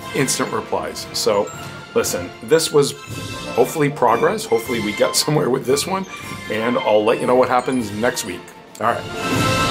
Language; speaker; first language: English; early bilingual, other home language; Greek